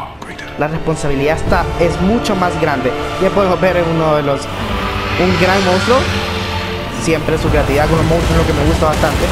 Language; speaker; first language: Spanish; native; Spanish